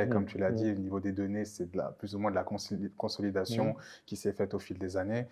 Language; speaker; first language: French; native; French